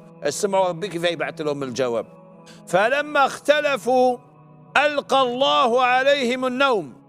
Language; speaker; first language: Arabic; native; Arabic